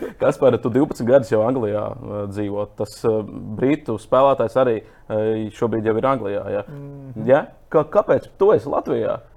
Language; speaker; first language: Latvian; native; Latvian